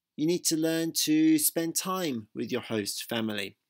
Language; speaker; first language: English; native; English